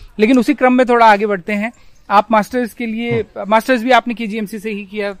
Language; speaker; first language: Hindi; native; Hindi